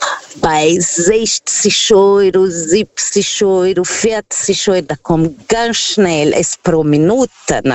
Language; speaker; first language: German; non-native, fluent; Portuguese